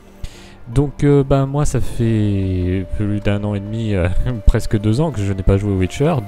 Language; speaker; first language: French; native; French